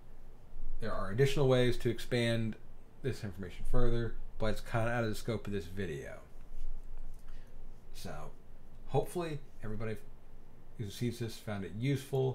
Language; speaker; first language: English; native; English